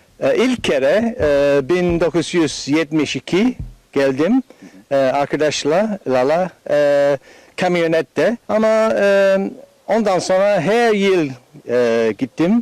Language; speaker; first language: Turkish; non-native, learner; English